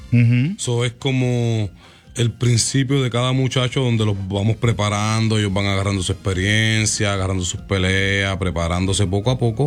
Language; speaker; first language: Spanish; early bilingual, heritage; Spanish